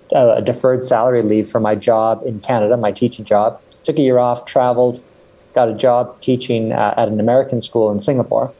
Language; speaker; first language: English; native; English